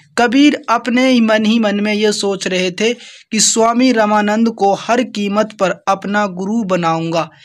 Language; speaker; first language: Hindi; native; Hindi